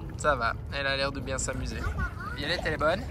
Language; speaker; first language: French; native; French